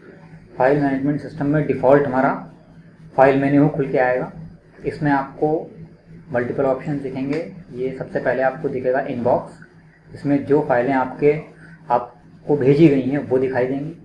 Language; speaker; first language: Hindi; native; Hindi